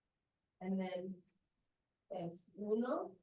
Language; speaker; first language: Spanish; non-native, learner; English